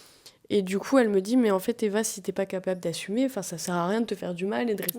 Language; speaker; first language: French; native; French